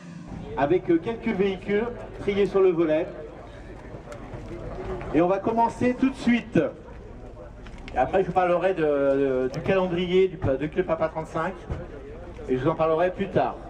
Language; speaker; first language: French; native; French